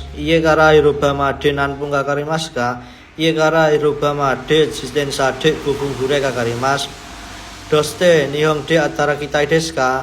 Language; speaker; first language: Japanese; non-native, learner; Indonesian